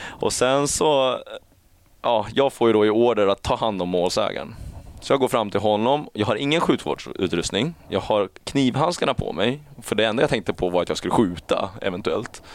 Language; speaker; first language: Swedish; early bilingual, other home language; Chinese